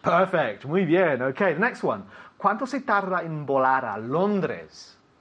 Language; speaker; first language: Spanish; non-native, fluent; English